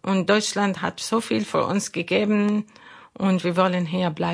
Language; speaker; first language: German; non-native, learner; Arabic